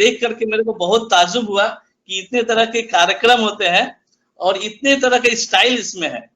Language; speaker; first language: Hindi; native; Hindi